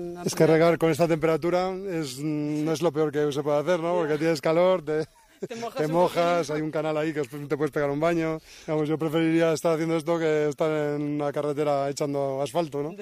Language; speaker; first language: Spanish; native; Spanish